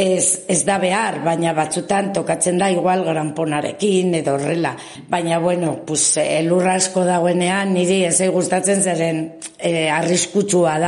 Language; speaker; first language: Basque; non-native, local second language; Spanish